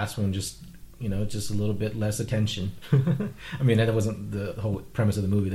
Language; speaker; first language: English; non-native, fluent; Vietnamese